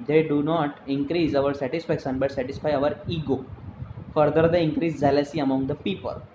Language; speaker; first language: English; non-native, local second language; Gujarati